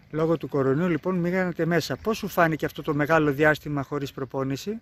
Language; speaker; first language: Greek; native; Greek